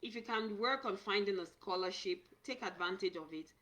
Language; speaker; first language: English; non-native, local second language; Yoruba